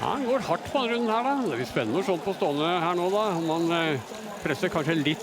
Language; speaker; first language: Norwegian; native; Norwegian